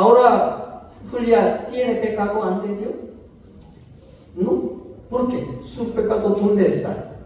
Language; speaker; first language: Spanish; non-native, fluent; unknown